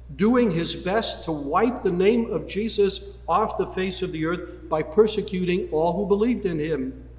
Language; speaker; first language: English; native; English